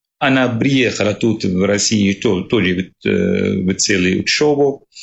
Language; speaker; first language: Russian; non-native, learner; Arabic